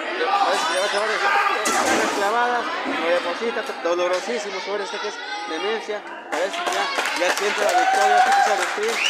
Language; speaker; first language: Spanish; native; Spanish